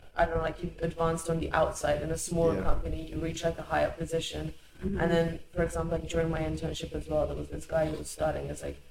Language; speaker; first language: English; early bilingual, other home language; Hungarian